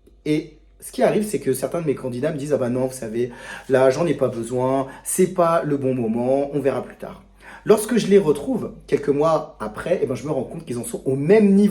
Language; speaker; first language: French; native; French